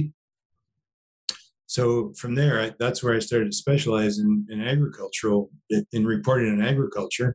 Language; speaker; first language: English; native; English